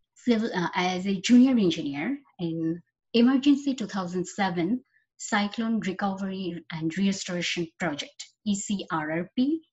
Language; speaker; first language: English; non-native, local second language; Bangla